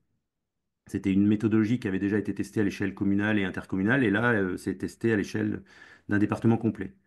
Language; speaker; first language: French; native; French